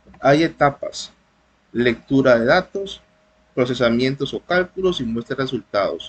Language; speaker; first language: Spanish; native; Spanish